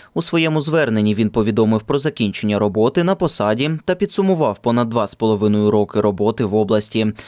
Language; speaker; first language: Ukrainian; native; Ukrainian